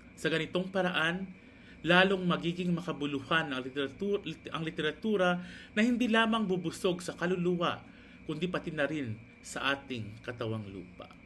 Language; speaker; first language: Filipino; non-native, local second language; Hiligaynon